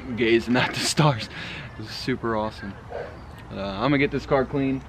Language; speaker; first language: English; native; English